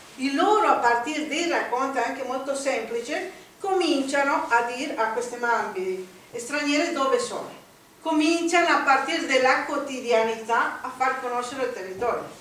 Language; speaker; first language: Italian; non-native, fluent; Spanish